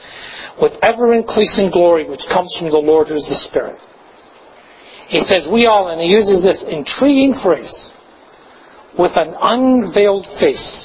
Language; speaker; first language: English; native; English